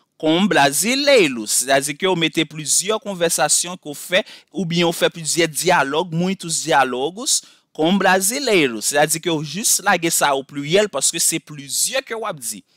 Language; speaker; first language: Portuguese; non-native, fluent; Haitian Creole